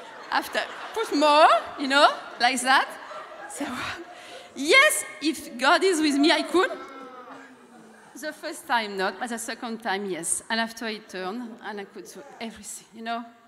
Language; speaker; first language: English; non-native, learner; French